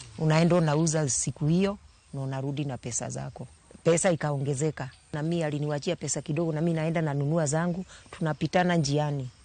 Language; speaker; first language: Swahili; non-native, local second language; Luo (Kenya and Tanzania)